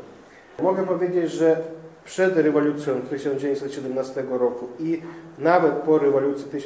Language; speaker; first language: Polish; non-native, fluent; Russian